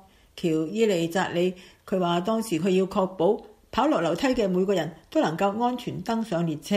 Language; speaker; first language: Chinese; non-native, local second language; Cantonese